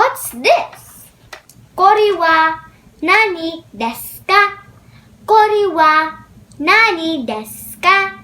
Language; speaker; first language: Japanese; non-native, learner; Filipino